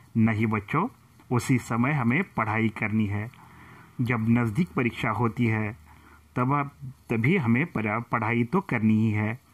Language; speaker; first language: Hindi; non-native, local second language; Marathi